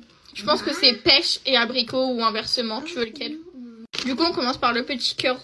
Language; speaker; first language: French; native; French